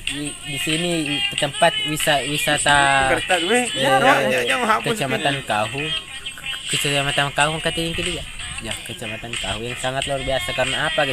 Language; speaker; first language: Indonesian; non-native, local second language; Buginese